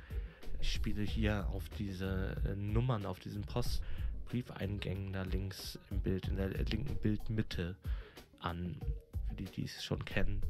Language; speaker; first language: German; native; German